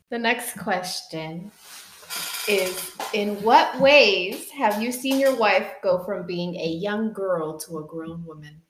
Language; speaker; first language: English; early bilingual, other home language; Spanish